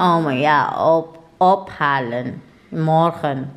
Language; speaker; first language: Dutch; non-native, learner; Cebuano